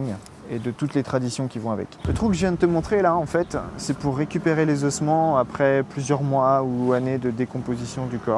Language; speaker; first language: French; native; French